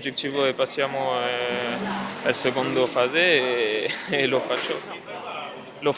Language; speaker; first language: Italian; non-native, learner; French